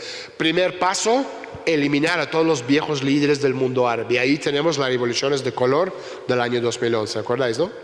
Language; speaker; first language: Spanish; non-native, fluent; Russian